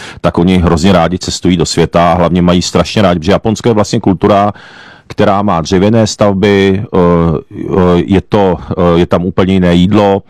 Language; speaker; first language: Czech; early bilingual, other home language; Japanese